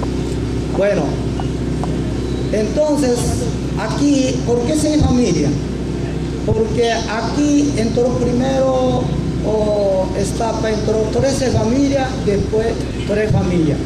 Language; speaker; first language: Spanish; non-native, learner; Japanese